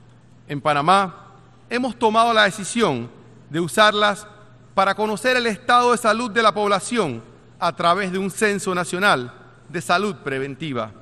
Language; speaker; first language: Spanish; native; Spanish